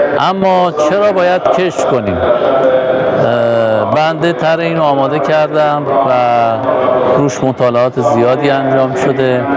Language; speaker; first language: Persian; native; Persian